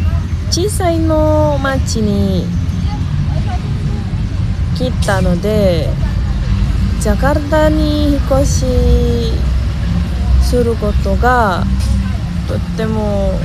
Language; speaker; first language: Japanese; non-native, learner; Indonesian